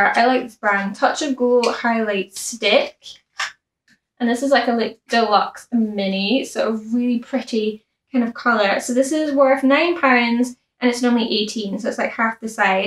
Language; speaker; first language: English; native; English